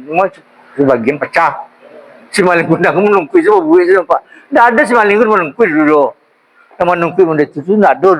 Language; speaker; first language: Indonesian; non-native, local second language; Minangkabau